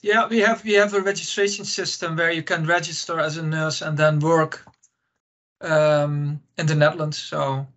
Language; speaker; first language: English; non-native, fluent; Dutch